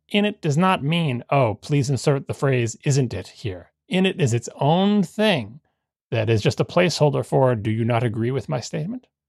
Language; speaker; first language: English; native; English